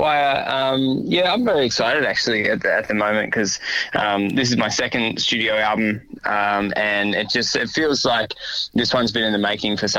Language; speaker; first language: English; native; English